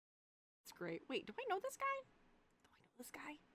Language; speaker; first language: English; native; English